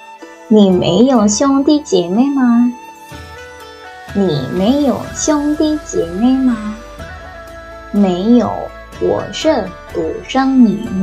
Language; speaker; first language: Chinese; non-native, fluent; Indonesian